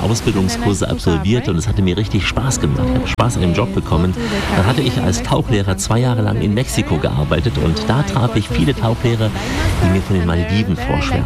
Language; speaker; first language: German; native; German